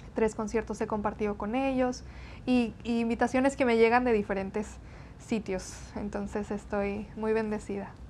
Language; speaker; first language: Spanish; native; Spanish